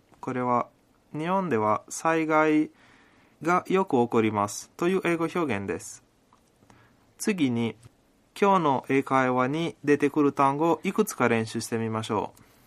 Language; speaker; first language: Japanese; non-native, fluent; Italian